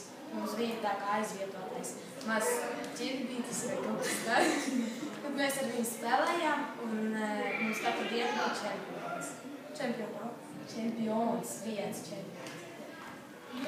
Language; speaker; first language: Latvian; non-native, local second language; Russian